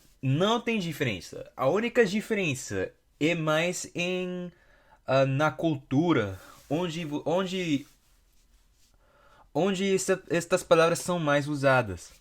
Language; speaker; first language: Portuguese; non-native, fluent; English